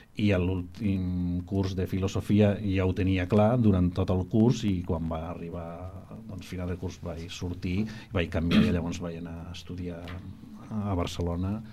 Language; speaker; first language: Catalan; non-native, local second language; Spanish